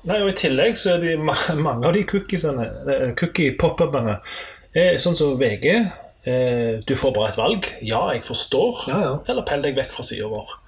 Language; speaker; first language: Norwegian; native; Norwegian